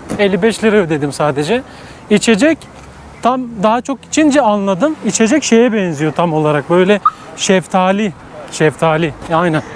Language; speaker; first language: Turkish; native; Turkish